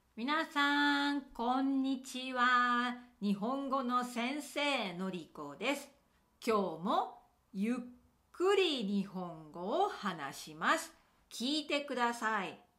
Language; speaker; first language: Japanese; native; Japanese